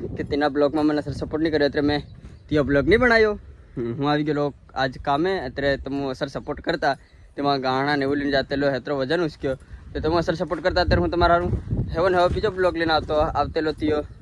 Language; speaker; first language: Gujarati; non-native, local second language; Bhili